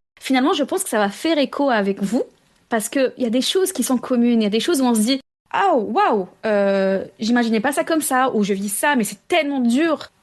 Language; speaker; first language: French; non-native, local second language; Arabic